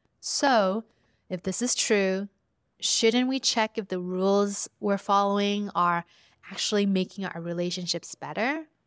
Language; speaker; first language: English; early bilingual, other home language; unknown